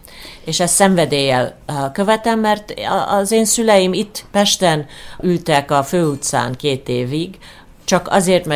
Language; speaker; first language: Hungarian; early bilingual, heritage; Hungarian